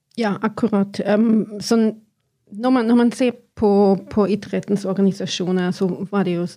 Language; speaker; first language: Norwegian; non-native, fluent; German